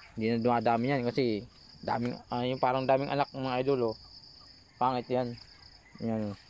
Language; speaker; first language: Filipino; non-native, local second language; Bikol